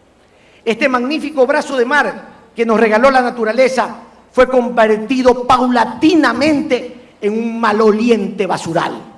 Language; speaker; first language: Spanish; native; Spanish